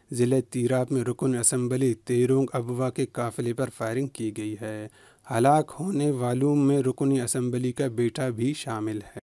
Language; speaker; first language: Urdu; non-native, local second language; Baluchi